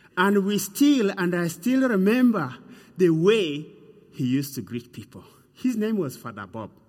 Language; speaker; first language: English; non-native, fluent; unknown